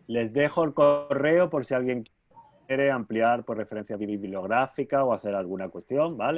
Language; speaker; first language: Spanish; native; Spanish